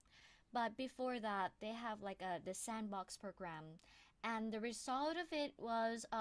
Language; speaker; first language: English; non-native, fluent; Thai